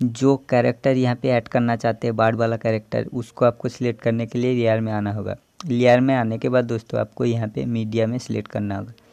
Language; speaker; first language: Hindi; non-native, local second language; Bangla